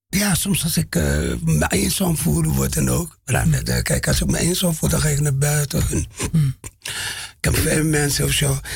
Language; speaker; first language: Dutch; non-native, fluent; Arabic